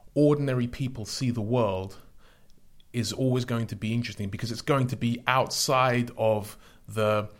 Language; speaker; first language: English; native; English